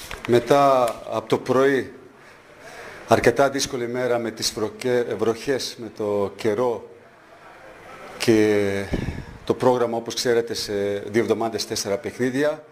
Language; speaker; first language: Greek; non-native, fluent; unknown